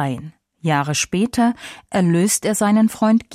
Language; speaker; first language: German; native; German